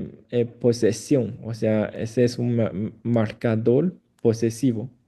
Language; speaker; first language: Spanish; non-native, fluent; Chinese